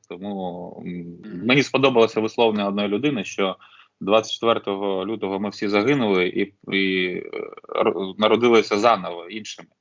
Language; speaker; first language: Ukrainian; non-native, local second language; Russian